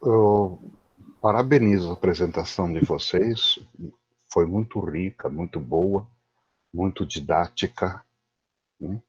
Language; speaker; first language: Portuguese; native; Portuguese